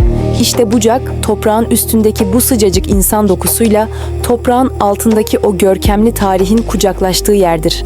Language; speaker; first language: Turkish; native; Turkish